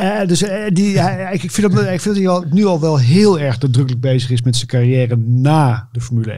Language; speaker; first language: Dutch; native; Dutch